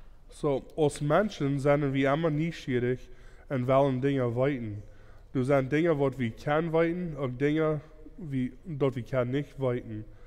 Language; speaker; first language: German; early bilingual, heritage; German